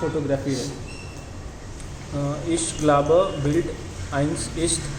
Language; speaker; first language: German; non-native, learner; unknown